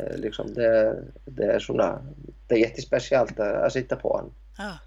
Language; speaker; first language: Swedish; non-native, learner; Icelandic